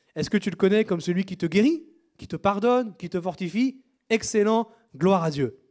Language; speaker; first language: French; native; French